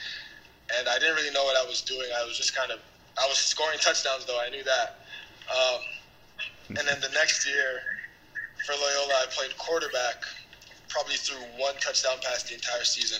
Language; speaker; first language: English; native; English